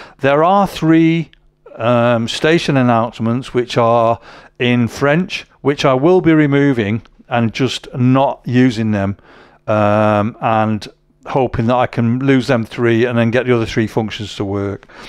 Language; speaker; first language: English; native; English